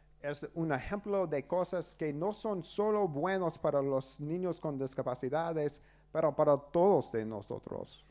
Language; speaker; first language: Spanish; non-native, learner; English